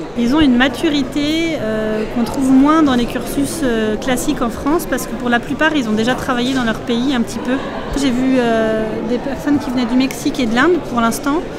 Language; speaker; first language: French; native; French